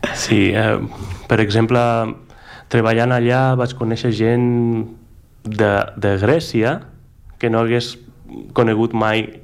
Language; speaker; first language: Catalan; non-native, fluent; Greek